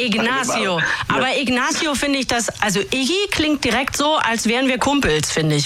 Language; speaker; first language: German; native; German